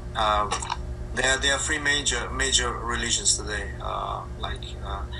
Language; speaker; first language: English; non-native, fluent; Slovenian